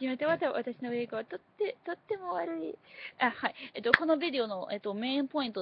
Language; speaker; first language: Japanese; non-native, learner; English